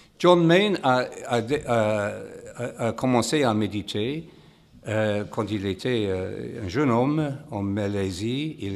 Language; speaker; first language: French; non-native, fluent; English